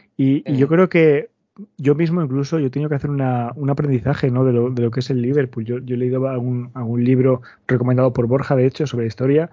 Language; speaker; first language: Spanish; native; Spanish